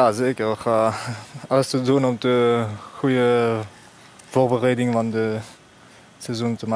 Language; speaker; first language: Dutch; non-native, fluent; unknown